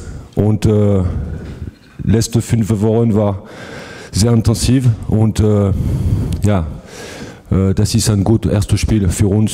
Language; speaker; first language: German; non-native, fluent; French